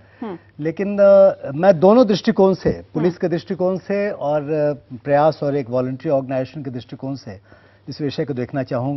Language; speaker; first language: Hindi; native; Hindi